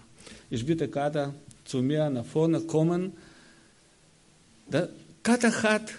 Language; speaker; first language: German; non-native, learner; Russian